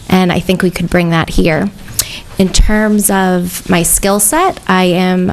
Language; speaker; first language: English; native; English